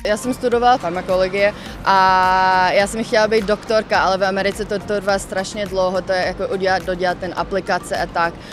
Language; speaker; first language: Czech; non-native, local second language; English